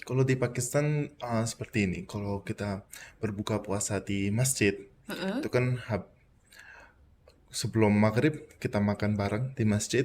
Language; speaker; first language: Indonesian; non-native, fluent; Punjabi